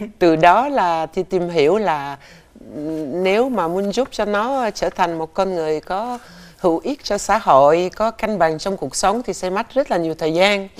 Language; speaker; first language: Vietnamese; non-native, fluent; French